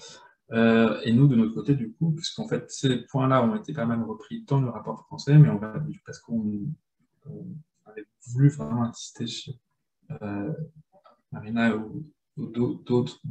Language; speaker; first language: French; native; French